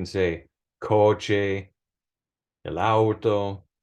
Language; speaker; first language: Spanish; non-native, fluent; English